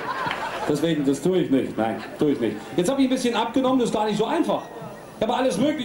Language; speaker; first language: German; native; German